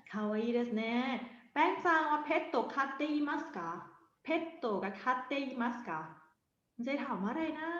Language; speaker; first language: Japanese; non-native, fluent; Thai